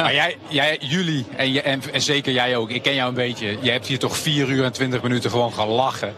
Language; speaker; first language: Dutch; native; Dutch